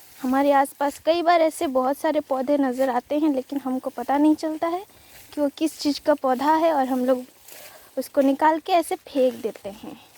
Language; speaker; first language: Hindi; non-native, local second language; Bangla